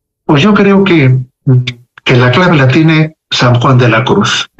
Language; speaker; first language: Spanish; native; Spanish